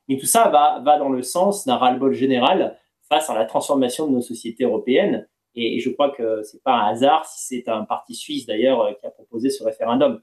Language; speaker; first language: French; native; French